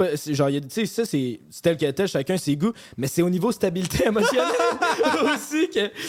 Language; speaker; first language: French; native; French